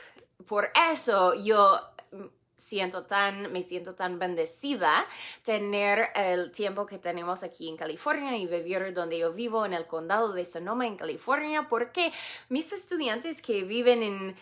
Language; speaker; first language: Spanish; non-native, fluent; English